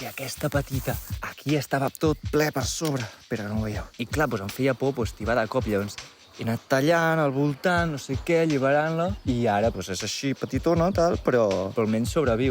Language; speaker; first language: Catalan; native; Catalan